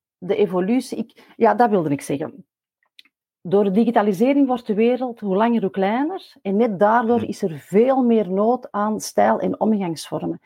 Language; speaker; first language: Dutch; native; Dutch